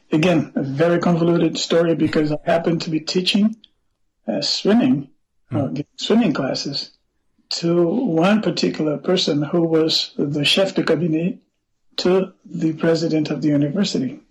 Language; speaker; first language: English; non-native, fluent; Portuguese